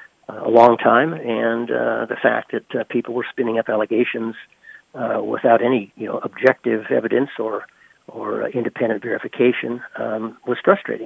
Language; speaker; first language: English; native; English